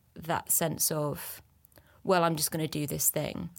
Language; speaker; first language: English; early bilingual, other home language; French